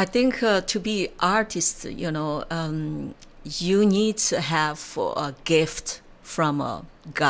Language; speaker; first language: English; non-native, learner; Chinese